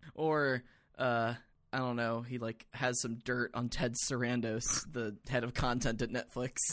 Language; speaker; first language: English; native; English